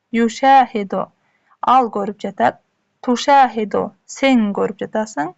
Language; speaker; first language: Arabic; non-native, fluent; Uzbek